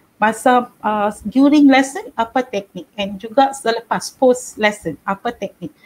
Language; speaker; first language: Malay; non-native, local second language; Tamil